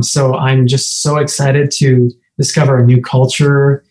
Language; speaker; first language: English; native; English